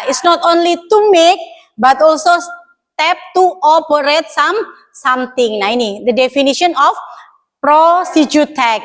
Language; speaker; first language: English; non-native, learner; Indonesian